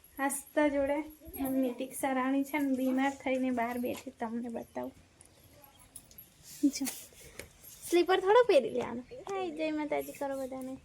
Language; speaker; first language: Gujarati; native; Gujarati